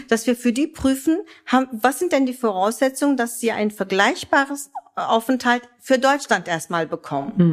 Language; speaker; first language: German; early bilingual, other home language; Kurdish